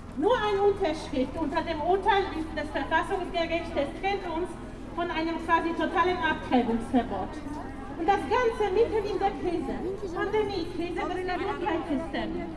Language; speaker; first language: German; non-native, fluent; Polish